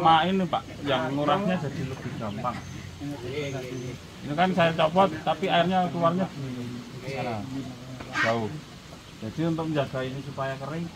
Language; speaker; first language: Indonesian; non-native, local second language; Javanese